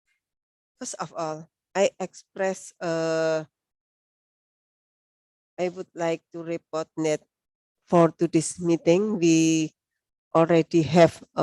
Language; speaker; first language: English; non-native, learner; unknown